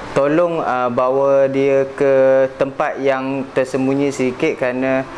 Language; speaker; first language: Malay; native; Malay